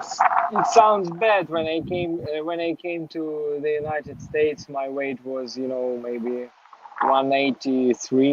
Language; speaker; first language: English; non-native, learner; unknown